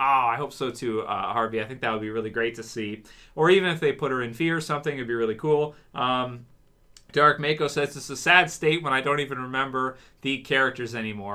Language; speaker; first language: English; native; English